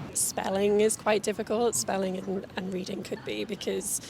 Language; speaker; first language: English; native; English